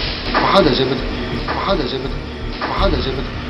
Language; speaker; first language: Arabic; native; Arabic